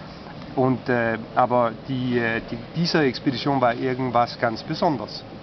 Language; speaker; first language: German; non-native, fluent; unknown